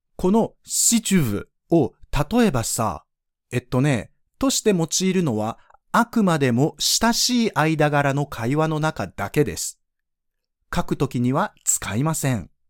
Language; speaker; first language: Japanese; native; Japanese